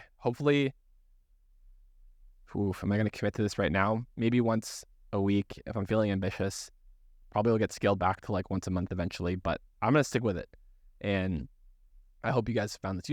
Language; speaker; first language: English; native; English